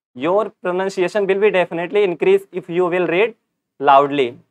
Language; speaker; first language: English; non-native, local second language; Hindi